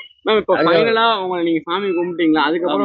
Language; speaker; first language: Tamil; native; Tamil